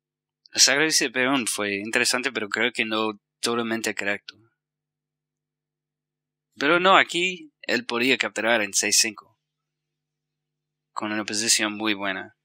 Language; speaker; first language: Spanish; non-native, fluent; English